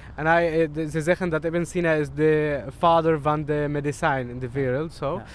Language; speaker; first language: Dutch; non-native, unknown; Arabic